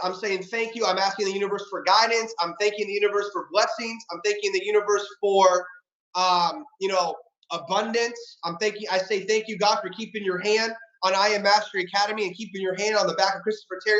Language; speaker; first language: English; native; English